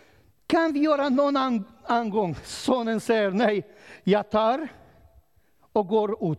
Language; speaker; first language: Swedish; non-native, learner; Romanian